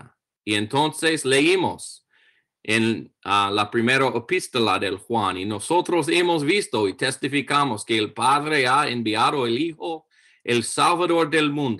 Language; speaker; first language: Spanish; non-native, learner; English